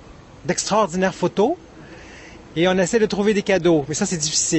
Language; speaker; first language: French; native; French